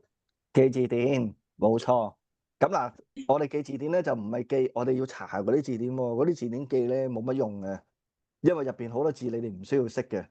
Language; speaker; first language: Cantonese; native; Cantonese